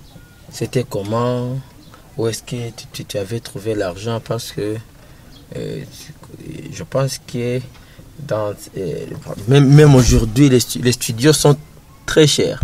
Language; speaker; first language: French; non-native, local second language; Rundi